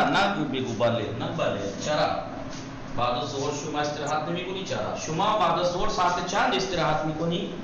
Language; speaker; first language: Persian; non-native, fluent; Urdu